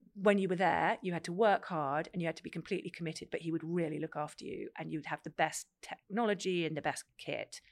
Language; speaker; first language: English; native; English